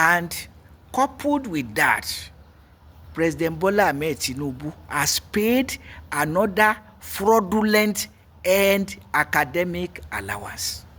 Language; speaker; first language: English; non-native, local second language; Yoruba